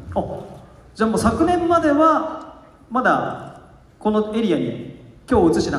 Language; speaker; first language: Japanese; native; Japanese